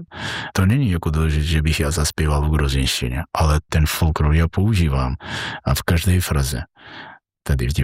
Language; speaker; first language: Czech; non-native, learner; Georgian